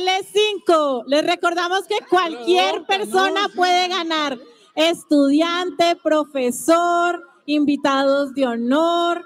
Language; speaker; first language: Spanish; native; Spanish